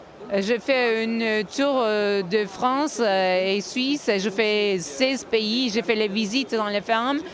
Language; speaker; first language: French; non-native, learner; Turkish